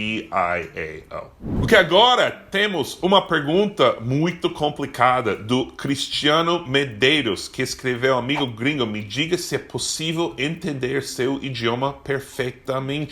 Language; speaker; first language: Portuguese; non-native, fluent; English